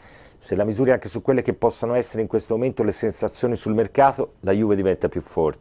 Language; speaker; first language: Italian; native; Italian